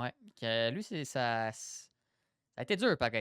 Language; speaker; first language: French; native; French